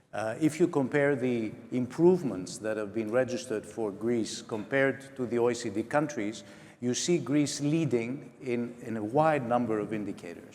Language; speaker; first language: English; non-native, local second language; Greek